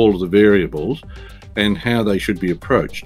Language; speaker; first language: English; native; English